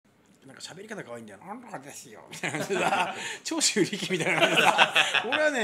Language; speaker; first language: Japanese; native; Japanese